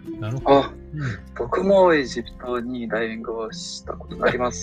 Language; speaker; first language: Japanese; non-native, learner; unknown